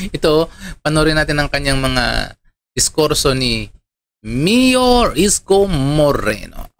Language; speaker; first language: Filipino; native; Filipino